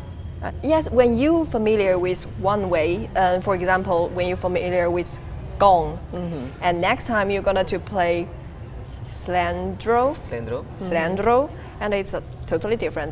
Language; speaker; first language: English; non-native, learner; Chinese